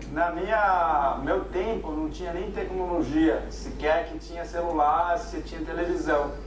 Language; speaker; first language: Portuguese; non-native, local second language; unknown